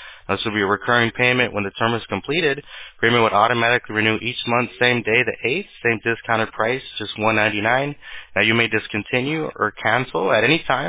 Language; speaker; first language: English; early bilingual, other home language; Spanish